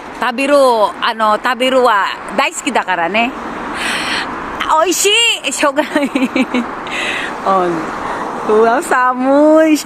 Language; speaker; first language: Japanese; non-native, learner; Filipino